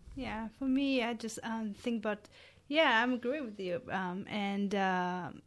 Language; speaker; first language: English; non-native, fluent; Chinese